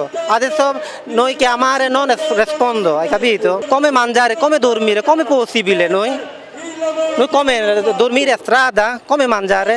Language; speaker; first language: Italian; non-native, learner; Bangla